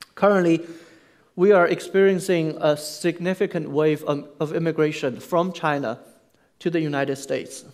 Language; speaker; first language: English; non-native, fluent; Chinese